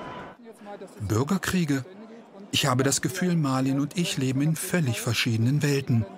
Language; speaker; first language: German; native; German